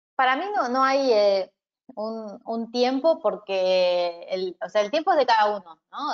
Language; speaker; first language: Spanish; native; Spanish